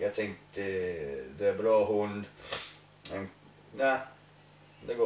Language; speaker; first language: Swedish; non-native, learner; English